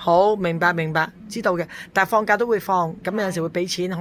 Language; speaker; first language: Cantonese; native; Cantonese